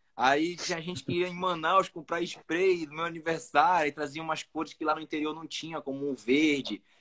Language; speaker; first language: Portuguese; native; Portuguese